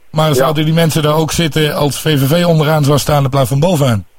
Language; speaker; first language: Dutch; native; Dutch